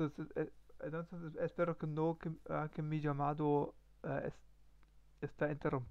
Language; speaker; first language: Spanish; non-native, learner; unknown